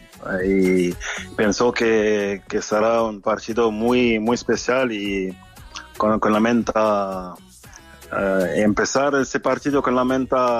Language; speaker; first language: Spanish; non-native, fluent; French